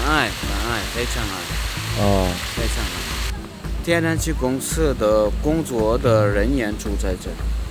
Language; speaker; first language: Chinese; non-native, learner; Turkmen